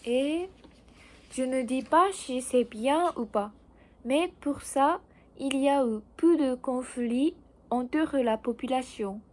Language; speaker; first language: French; non-native, learner; Japanese